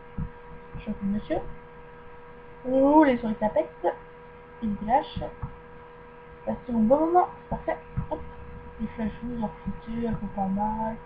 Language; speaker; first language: French; native; French